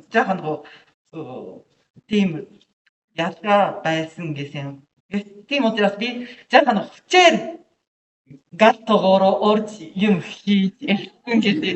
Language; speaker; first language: Mongolian; non-native, learner; Japanese